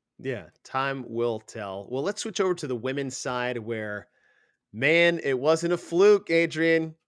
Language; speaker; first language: English; native; English